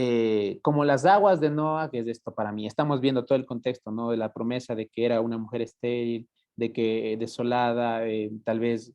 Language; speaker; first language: Spanish; native; Spanish